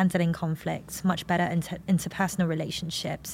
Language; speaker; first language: English; non-native, local second language; Cantonese